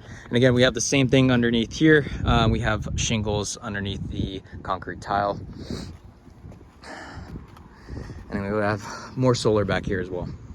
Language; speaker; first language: English; native; English